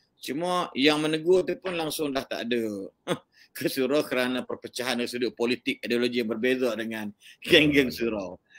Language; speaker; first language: Malay; native; Malay